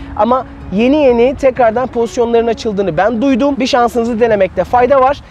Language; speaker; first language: Turkish; native; Turkish